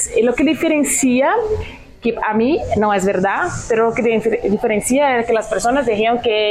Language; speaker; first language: Spanish; non-native, fluent; Portuguese